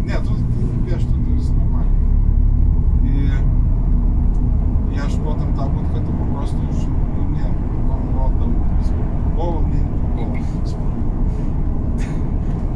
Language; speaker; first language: Polish; non-native, learner; Russian